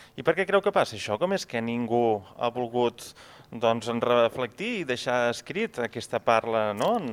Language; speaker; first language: Catalan; native; Catalan